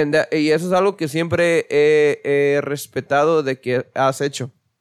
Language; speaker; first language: Spanish; early bilingual, heritage; Spanish